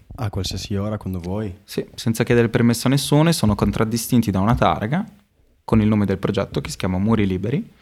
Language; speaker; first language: Italian; native; Italian